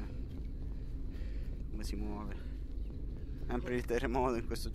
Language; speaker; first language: Italian; native; Italian